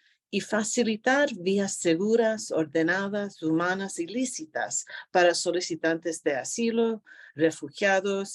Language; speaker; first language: Spanish; non-native, fluent; English